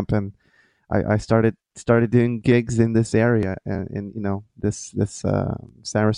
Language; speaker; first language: English; non-native, fluent; Lithuanian